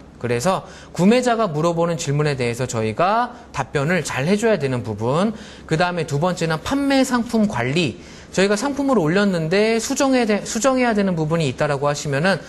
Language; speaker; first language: Korean; native; Korean